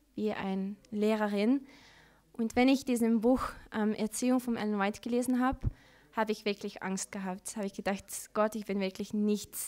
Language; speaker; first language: German; non-native, learner; Dutch